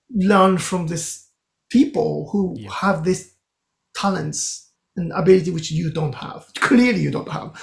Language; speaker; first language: English; non-native, fluent; Japanese